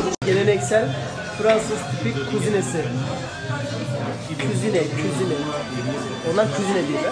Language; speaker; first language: Turkish; native; Turkish